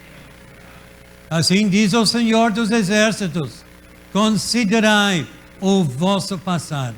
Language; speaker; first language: Portuguese; native; Portuguese